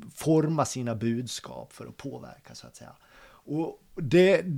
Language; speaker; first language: Swedish; native; Swedish